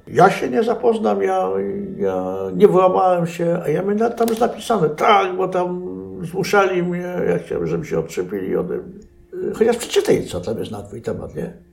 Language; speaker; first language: Polish; native; Polish